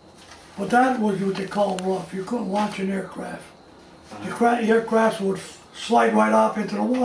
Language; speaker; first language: English; native; English